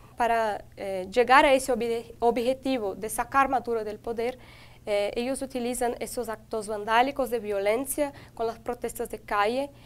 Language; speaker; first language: Spanish; non-native, fluent; Portuguese